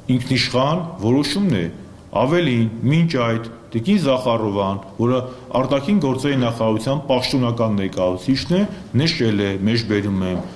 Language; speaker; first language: Armenian; native; Armenian